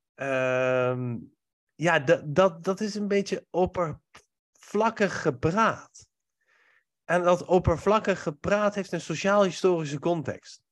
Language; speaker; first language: Dutch; early bilingual, other home language; Persian